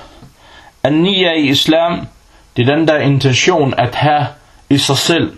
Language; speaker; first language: Danish; early bilingual, other home language; Arabic